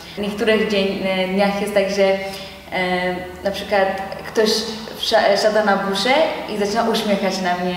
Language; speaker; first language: Polish; non-native, learner; Persian